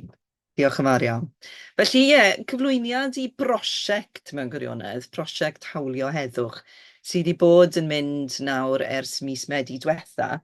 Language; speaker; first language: Welsh; native; Welsh